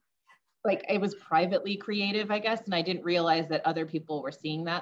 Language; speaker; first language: English; native; English